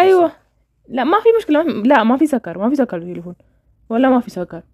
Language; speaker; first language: Arabic; non-native, learner; Oromo